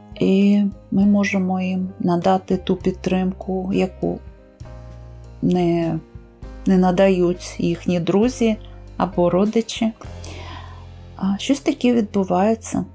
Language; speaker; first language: Ukrainian; native; Ukrainian